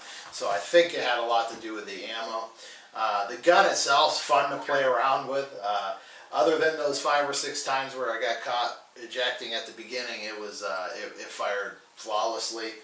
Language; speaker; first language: English; native; English